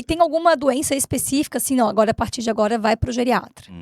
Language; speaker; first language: Portuguese; native; Portuguese